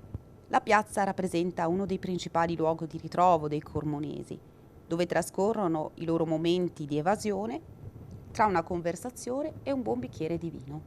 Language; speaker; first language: Italian; native; Italian